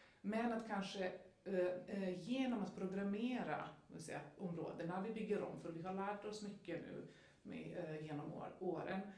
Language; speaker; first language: Swedish; non-native, fluent; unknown